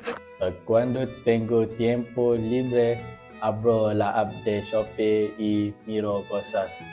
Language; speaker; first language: Spanish; non-native, learner; Malay